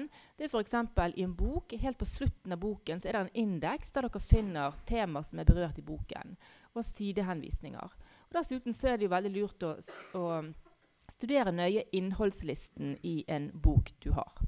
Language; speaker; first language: Norwegian; native; Norwegian